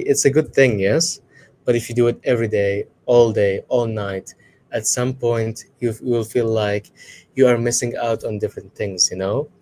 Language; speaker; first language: English; non-native, fluent; Arabic